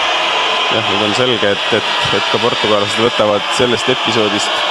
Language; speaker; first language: Estonian; native; Estonian